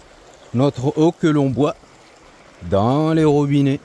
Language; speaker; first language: French; non-native, local second language; Comorian